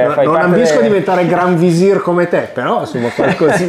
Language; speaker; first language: Italian; native; Italian